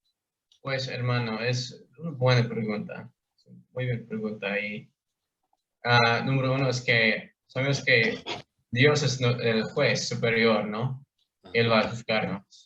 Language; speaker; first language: Spanish; non-native, fluent; English